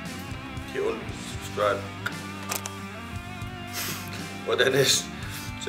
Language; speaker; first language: German; non-native, fluent; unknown